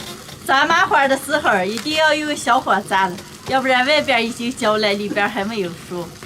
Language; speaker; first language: Chinese; native; Chinese